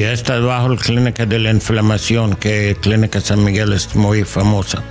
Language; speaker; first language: Spanish; non-native, learner; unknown